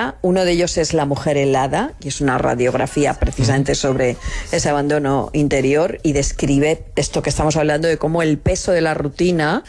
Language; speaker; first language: Spanish; native; Spanish